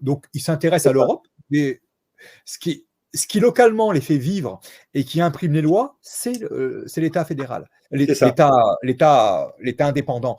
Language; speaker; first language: French; native; French